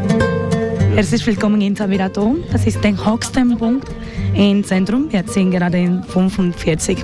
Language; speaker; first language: German; non-native, learner; Spanish